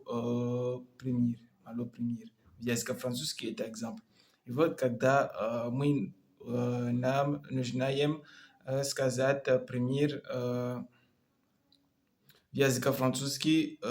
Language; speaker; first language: Russian; non-native, learner; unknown